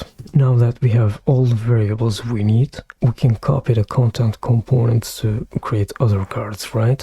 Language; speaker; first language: English; non-native, fluent; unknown